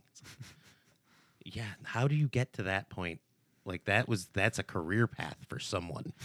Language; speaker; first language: English; native; English